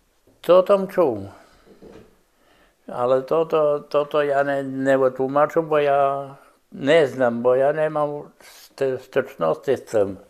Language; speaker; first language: Polish; non-native, local second language; Rusyn